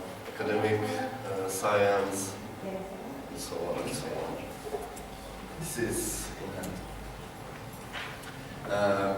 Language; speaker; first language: English; non-native, learner; Czech